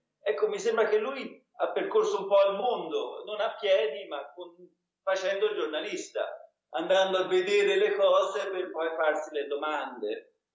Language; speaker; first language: Italian; early bilingual, heritage; Italian